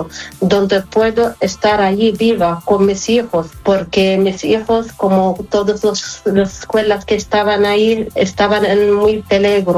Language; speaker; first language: Spanish; non-native, learner; Arabic